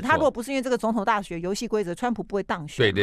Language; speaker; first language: Chinese; native; Chinese